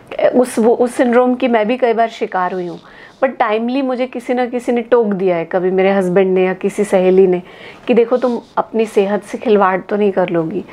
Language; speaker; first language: Hindi; native; Hindi